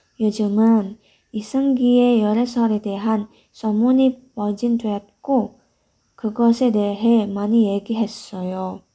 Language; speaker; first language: Korean; non-native, learner; Indonesian